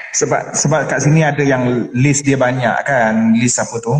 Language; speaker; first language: Malay; native; Malay